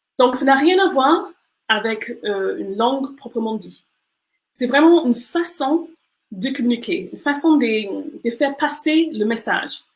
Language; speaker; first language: French; non-native, fluent; English